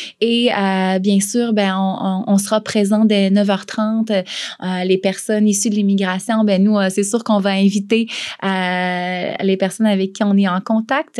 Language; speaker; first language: French; native; French